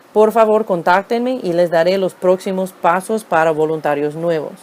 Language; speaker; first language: Spanish; non-native, fluent; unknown